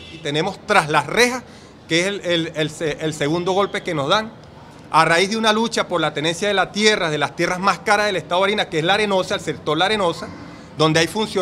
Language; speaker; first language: Spanish; native; Spanish